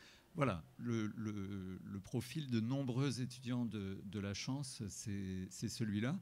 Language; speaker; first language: French; native; French